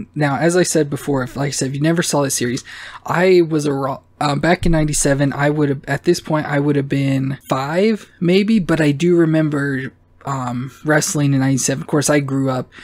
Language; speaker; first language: English; native; English